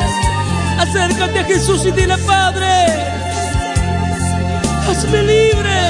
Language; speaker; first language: Spanish; native; Spanish